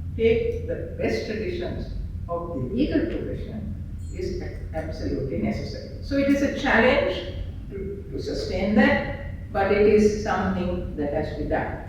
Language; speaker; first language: English; non-native, local second language; Sinhala